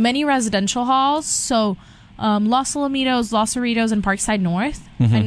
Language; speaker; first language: English; non-native, fluent; Portuguese